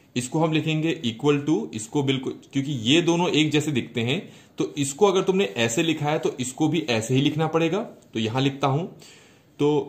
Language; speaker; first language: Hindi; native; Hindi